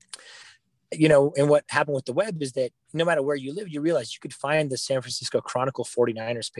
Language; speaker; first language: English; native; English